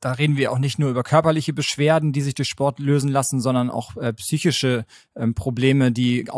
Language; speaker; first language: German; native; German